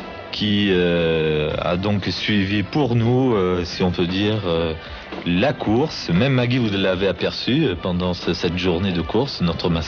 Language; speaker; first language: French; native; French